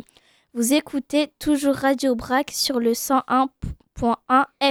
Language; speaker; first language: French; native; French